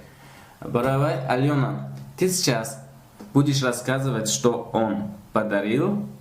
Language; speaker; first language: Russian; non-native, learner; Tajik